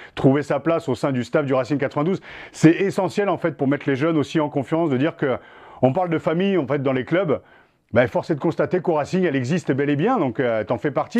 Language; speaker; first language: French; native; French